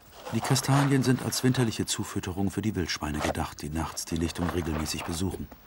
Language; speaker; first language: German; native; German